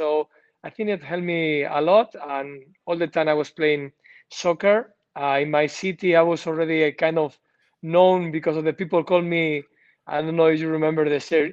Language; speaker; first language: English; non-native, learner; Spanish